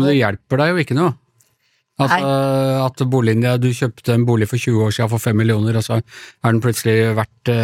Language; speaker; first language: Norwegian; native; Norwegian